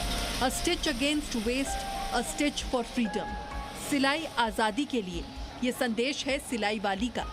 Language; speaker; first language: Hindi; native; Hindi